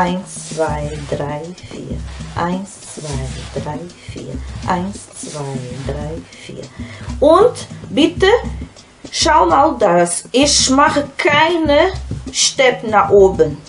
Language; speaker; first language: German; non-native, fluent; Portuguese